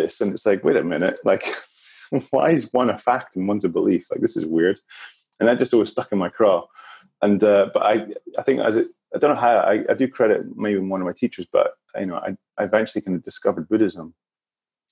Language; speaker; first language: English; native; English